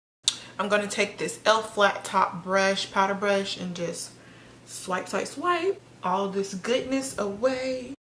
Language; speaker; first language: English; native; English